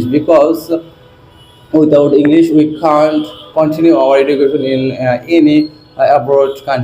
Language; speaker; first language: English; non-native, learner; Bangla